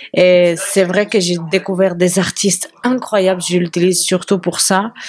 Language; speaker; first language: French; non-native, fluent; Spanish